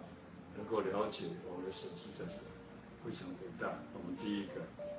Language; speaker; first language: Chinese; native; Chinese